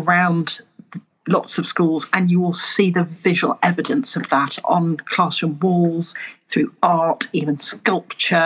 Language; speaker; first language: English; native; English